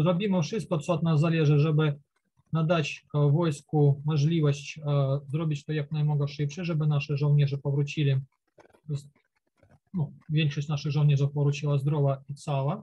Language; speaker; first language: Polish; non-native, learner; Ukrainian